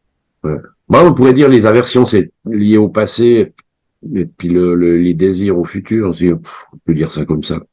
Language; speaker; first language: French; native; French